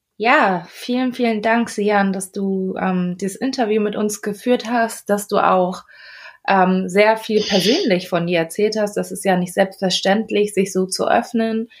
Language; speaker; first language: German; native; German